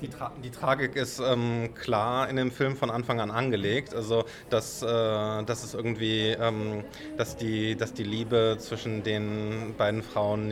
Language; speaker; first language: German; native; German